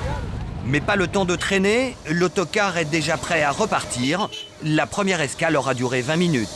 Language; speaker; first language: French; native; French